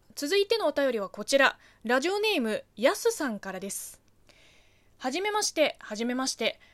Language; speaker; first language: Japanese; non-native, fluent; Chinese